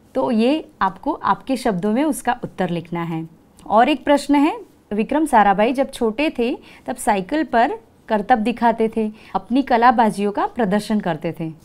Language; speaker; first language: Hindi; non-native, local second language; Gujarati